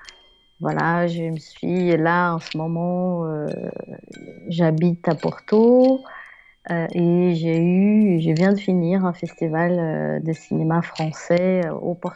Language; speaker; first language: French; non-native, fluent; Portuguese